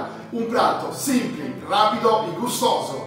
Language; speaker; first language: Portuguese; non-native, learner; Italian